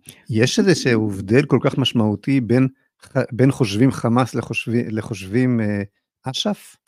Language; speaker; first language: Hebrew; native; Hebrew